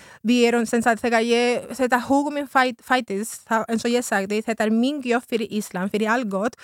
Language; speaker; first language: Icelandic; non-native, fluent; Spanish